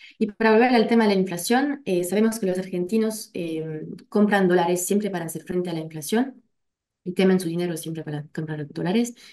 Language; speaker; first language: Spanish; non-native, fluent; French